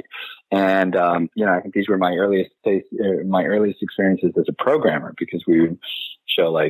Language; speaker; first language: English; native; English